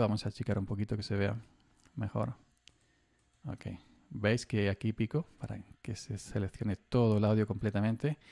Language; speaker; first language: Spanish; native; Spanish